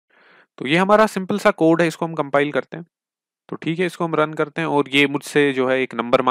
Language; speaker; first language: Hindi; non-native, local second language; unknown